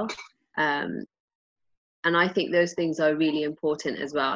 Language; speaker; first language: English; native; English